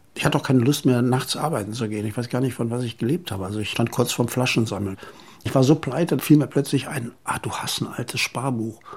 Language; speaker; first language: German; native; German